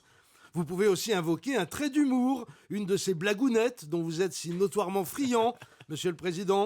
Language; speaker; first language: French; native; French